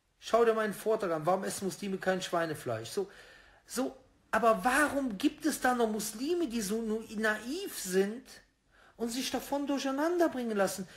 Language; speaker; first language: German; native; German